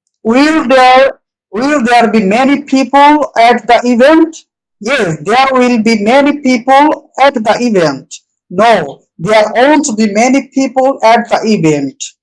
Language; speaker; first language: English; non-native, local second language; Bangla